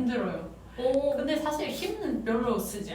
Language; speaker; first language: Korean; non-native, fluent; Japanese